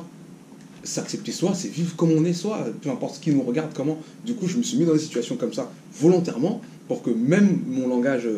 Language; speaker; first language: French; native; French